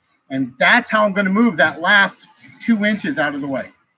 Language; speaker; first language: English; native; English